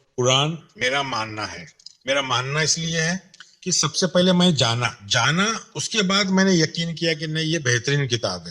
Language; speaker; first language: Urdu; non-native, local second language; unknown